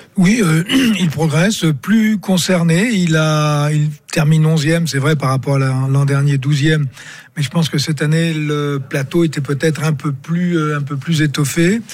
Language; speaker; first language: French; native; French